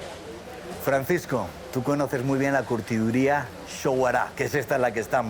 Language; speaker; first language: Spanish; native; Spanish